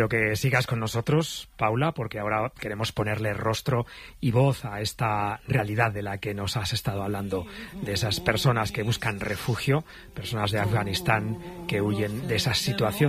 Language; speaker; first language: Spanish; native; Spanish